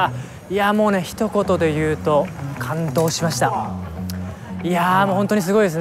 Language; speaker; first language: Japanese; native; Japanese